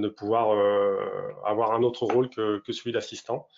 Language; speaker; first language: French; native; French